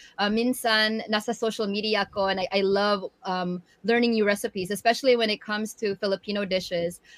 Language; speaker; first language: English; early bilingual, other home language; Waray